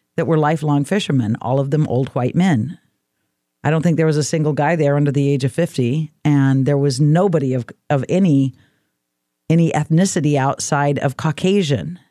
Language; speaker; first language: English; native; English